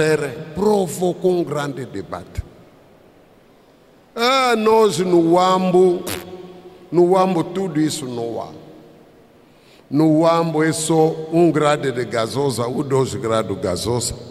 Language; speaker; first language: Portuguese; non-native, fluent; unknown